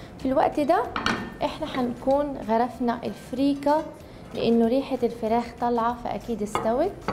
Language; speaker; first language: Arabic; native; Arabic